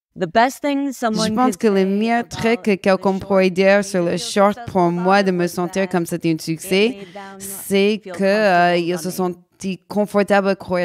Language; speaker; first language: French; non-native, learner; English